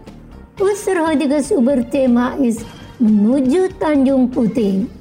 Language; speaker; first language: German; non-native, fluent; Indonesian